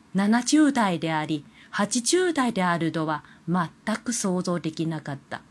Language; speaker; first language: Japanese; non-native, fluent; Chinese